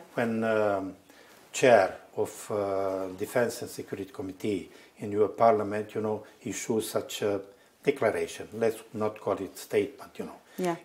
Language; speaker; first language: English; non-native, fluent; Romanian